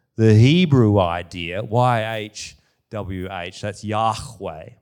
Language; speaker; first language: English; native; English